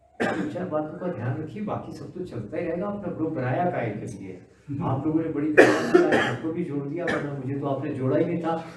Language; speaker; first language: Hindi; native; Hindi